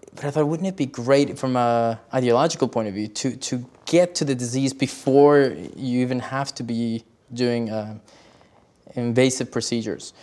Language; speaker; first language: English; early bilingual, other home language; Spanish